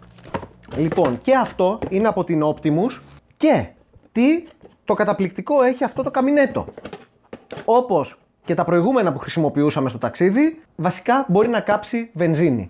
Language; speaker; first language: Greek; native; Greek